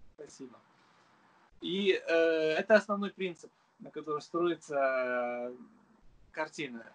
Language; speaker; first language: Russian; non-native, local second language; Romanian